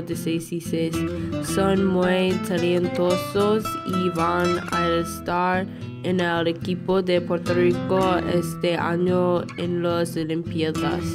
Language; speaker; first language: Spanish; non-native, learner; English